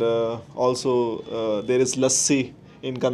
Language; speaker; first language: English; non-native, local second language; Hindi